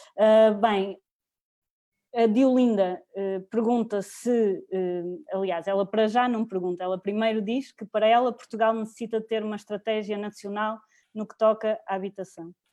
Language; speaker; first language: Portuguese; native; Portuguese